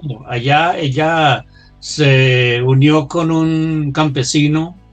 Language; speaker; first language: Spanish; native; Spanish